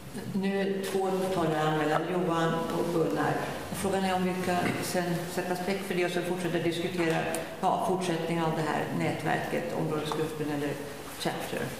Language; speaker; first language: Swedish; native; Swedish